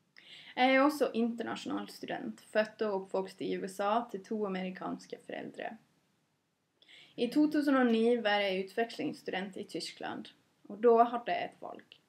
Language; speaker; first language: Norwegian; non-native, fluent; English